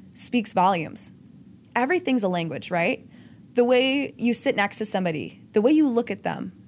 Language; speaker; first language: English; native; English